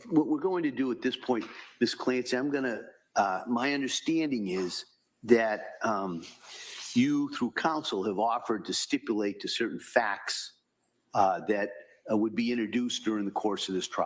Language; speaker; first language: English; native; English